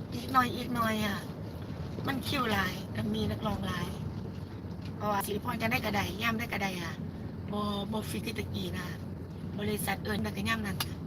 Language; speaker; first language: Thai; native; Thai